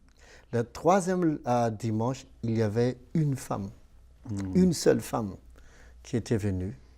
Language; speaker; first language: French; non-native, local second language; Malagasy